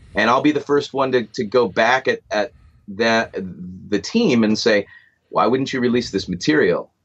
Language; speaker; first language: English; native; English